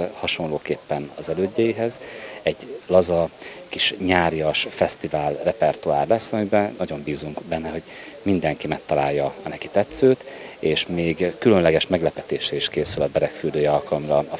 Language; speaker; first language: Hungarian; native; Hungarian